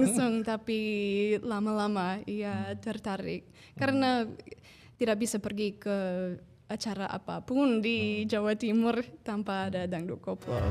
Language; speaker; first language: Indonesian; non-native, fluent; English